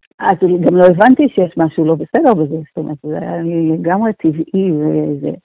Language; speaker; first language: Hebrew; native; Hebrew